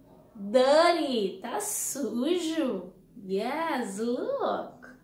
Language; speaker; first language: English; non-native, learner; Portuguese